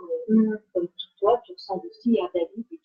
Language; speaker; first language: French; native; French